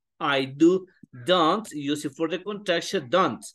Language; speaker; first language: English; non-native, learner; Spanish